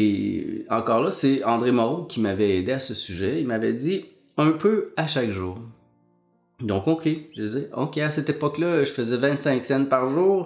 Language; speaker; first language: French; native; French